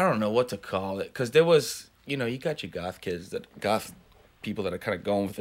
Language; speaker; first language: English; native; English